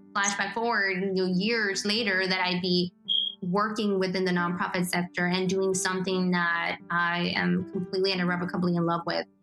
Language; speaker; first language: English; native; English